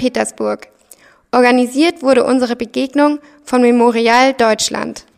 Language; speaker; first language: German; native; German